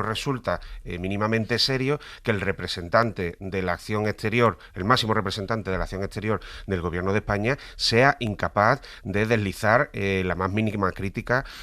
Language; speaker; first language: Spanish; native; Spanish